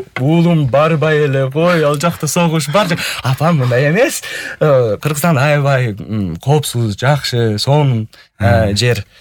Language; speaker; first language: Kyrgyz; non-native, fluent; English